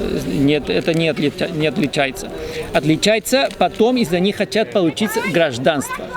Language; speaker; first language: Russian; non-native, fluent; Spanish